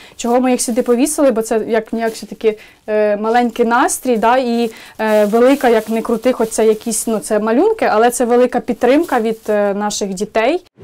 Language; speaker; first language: Ukrainian; native; Ukrainian